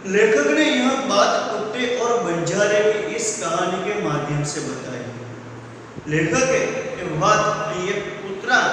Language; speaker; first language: Hindi; non-native, local second language; Gujarati